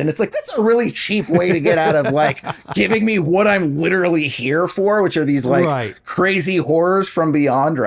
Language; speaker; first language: English; native; English